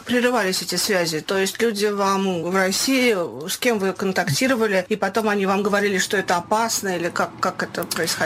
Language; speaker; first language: Russian; native; Russian